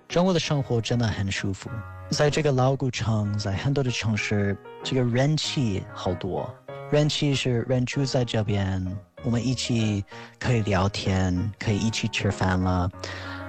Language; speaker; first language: Chinese; non-native, fluent; English